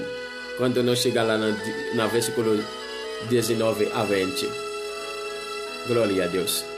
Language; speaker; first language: Portuguese; non-native, learner; Haitian Creole